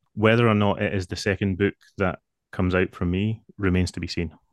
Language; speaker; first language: English; native; English